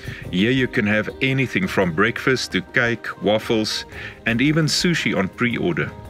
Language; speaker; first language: English; non-native, local second language; Afrikaans